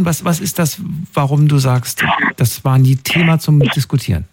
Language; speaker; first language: German; native; German